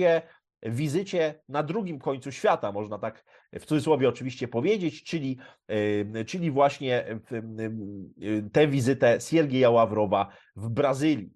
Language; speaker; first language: Polish; native; Polish